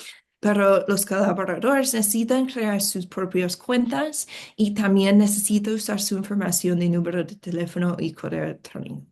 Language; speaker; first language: Spanish; non-native, fluent; English